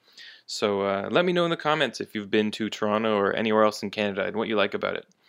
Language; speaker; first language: English; native; English